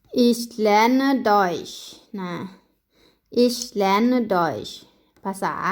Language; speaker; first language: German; non-native, fluent; Thai